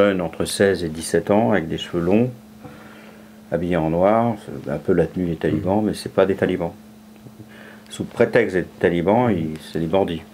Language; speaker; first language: French; native; French